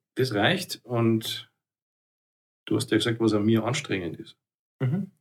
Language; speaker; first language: German; native; German